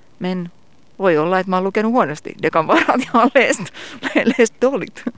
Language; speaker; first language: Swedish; non-native, local second language; Finnish